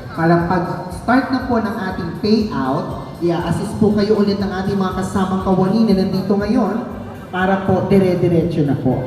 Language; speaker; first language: Filipino; native; Filipino